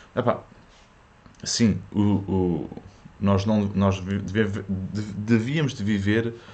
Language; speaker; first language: Portuguese; early bilingual, other home language; French